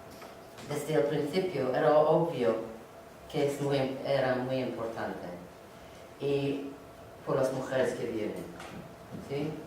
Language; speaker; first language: Spanish; non-native, learner; English